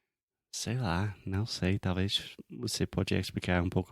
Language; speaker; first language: Portuguese; non-native, fluent; English